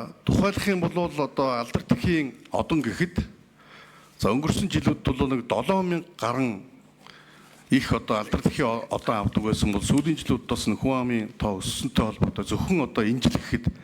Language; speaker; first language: Mongolian; native; Mongolian